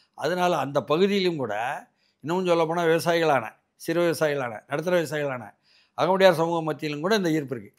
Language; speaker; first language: Tamil; native; Tamil